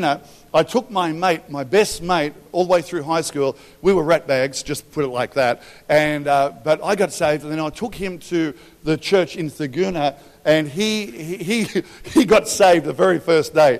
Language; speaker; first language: English; native; English